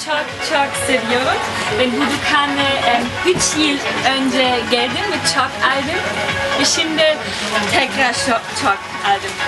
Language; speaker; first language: Turkish; non-native, learner; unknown